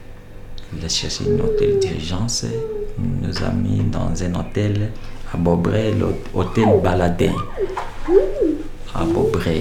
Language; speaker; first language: French; non-native, local second language; Lingala